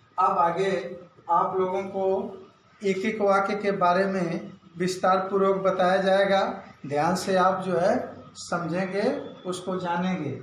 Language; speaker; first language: Hindi; native; Hindi